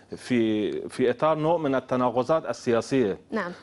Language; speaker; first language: Arabic; non-native, fluent; Persian